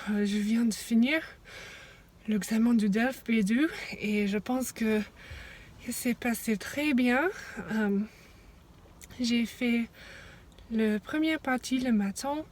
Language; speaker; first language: French; non-native, fluent; English